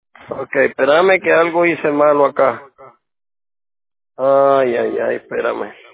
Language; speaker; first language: Spanish; native; Spanish